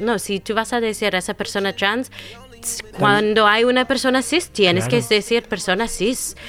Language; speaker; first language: Spanish; non-native, fluent; English